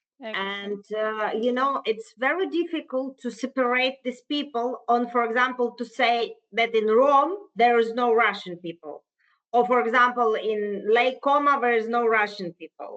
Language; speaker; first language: English; non-native, fluent; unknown